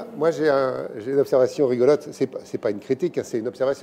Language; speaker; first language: French; native; French